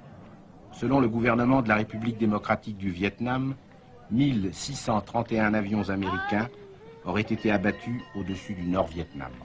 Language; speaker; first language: French; native; French